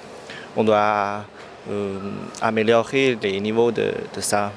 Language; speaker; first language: French; non-native, learner; Chinese